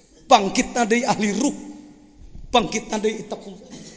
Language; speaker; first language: Malay; non-native, local second language; Sundanese